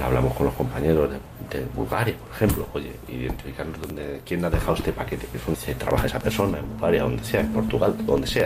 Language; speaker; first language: Spanish; native; Spanish